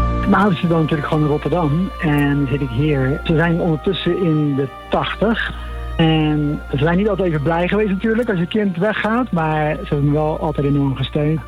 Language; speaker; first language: Dutch; native; Dutch